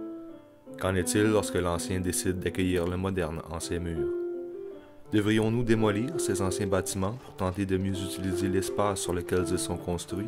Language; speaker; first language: French; native; French